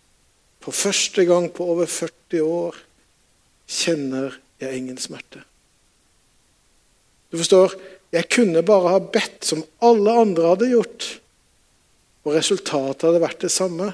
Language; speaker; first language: Norwegian; native; Norwegian